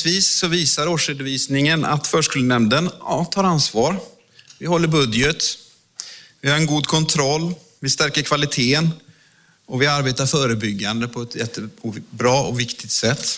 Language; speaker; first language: Swedish; native; Swedish